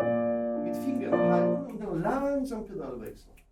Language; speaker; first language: German; non-native, fluent; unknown